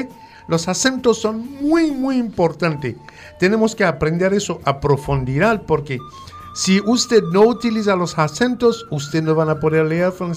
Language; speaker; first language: Spanish; non-native, fluent; French